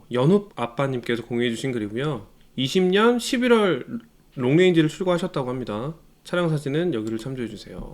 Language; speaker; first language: Korean; native; Korean